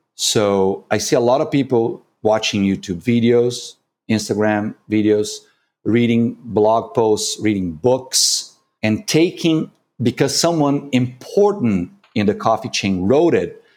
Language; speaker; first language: English; non-native, fluent; Portuguese